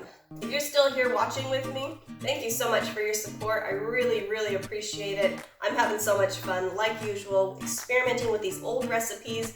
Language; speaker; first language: English; native; English